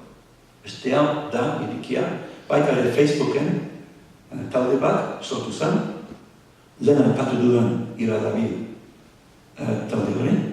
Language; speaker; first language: Basque; non-native, fluent; English